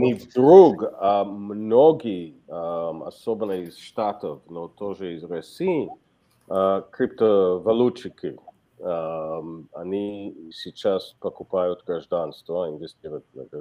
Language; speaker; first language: Russian; non-native, fluent; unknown